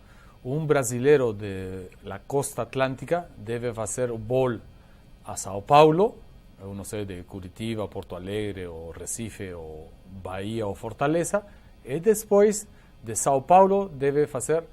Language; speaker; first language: Portuguese; non-native, learner; Spanish